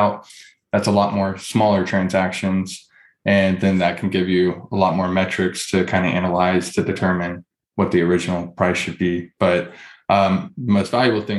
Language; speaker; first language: English; native; English